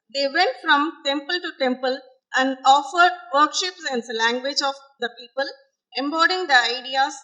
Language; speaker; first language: English; non-native, local second language; Tamil